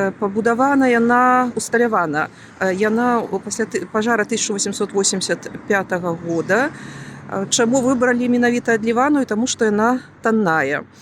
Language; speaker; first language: Belarusian; native; Belarusian